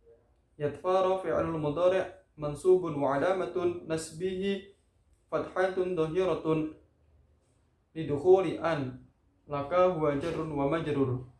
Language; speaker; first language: Arabic; non-native, learner; Indonesian